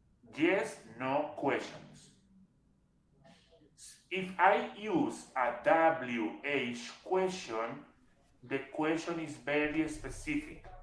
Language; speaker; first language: English; non-native, fluent; Spanish